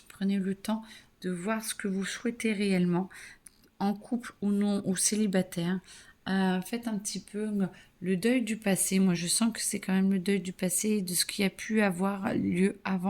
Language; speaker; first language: French; native; French